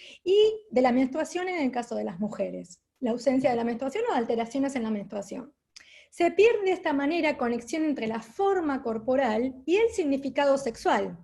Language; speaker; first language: Spanish; native; Spanish